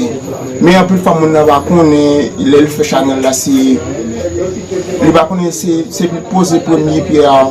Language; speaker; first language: French; non-native, learner; Haitian Creole